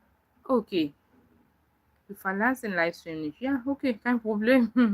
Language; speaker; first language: German; non-native, learner; Yoruba